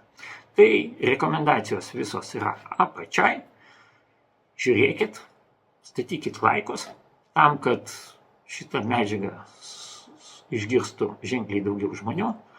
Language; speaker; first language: Lithuanian; non-native, local second language; Russian